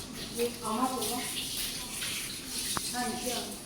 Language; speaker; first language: Chinese; non-native, learner; Filipino